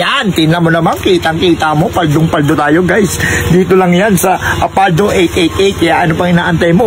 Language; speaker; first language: Filipino; native; Filipino